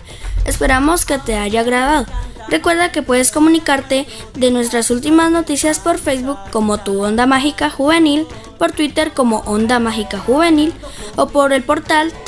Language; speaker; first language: Spanish; native; Spanish